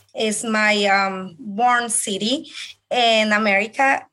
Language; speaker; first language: English; non-native, fluent; Spanish